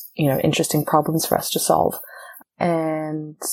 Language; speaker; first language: English; native; English